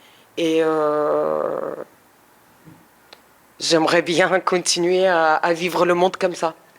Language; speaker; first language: French; non-native, fluent; Russian